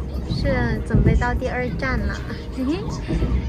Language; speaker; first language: Chinese; non-native, fluent; Vietnamese